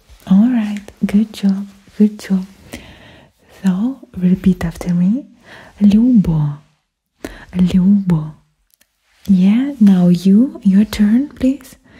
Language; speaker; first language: English; non-native, fluent; Ukrainian